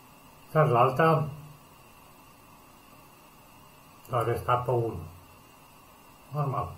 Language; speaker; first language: Romanian; native; Romanian